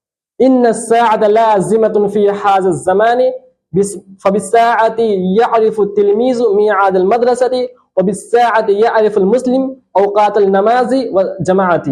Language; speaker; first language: Arabic; non-native, learner; Urdu